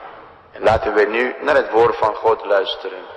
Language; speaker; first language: Dutch; non-native, fluent; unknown